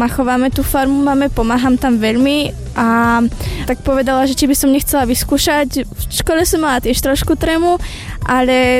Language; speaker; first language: Slovak; native; Slovak